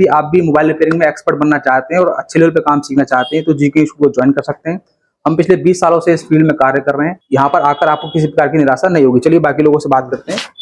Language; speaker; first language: Hindi; native; Hindi